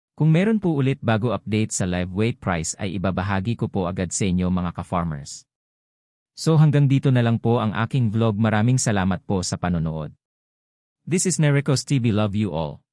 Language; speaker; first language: Filipino; non-native, local second language; Bikol